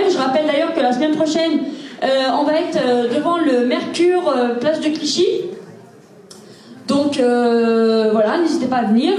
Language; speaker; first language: French; native; French